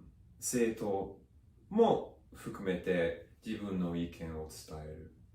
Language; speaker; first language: Japanese; non-native, fluent; English